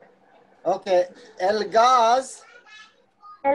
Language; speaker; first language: Spanish; non-native, learner; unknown